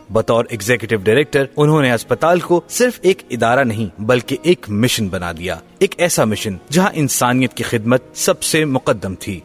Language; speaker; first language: Urdu; native; Urdu